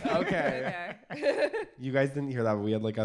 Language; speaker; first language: English; native; English